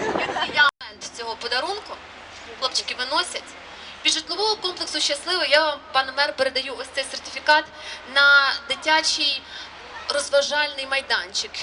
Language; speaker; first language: Ukrainian; native; Ukrainian